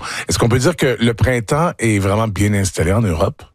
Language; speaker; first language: French; native; French